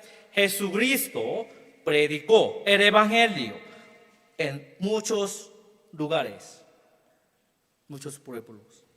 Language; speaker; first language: Spanish; non-native, learner; Korean